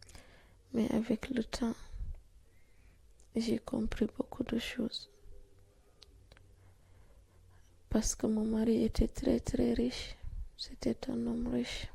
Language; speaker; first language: French; non-native, local second language; Fula